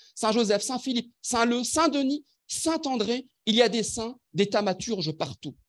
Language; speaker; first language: French; non-native, local second language; Arabic